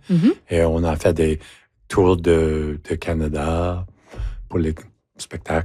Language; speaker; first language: French; native; French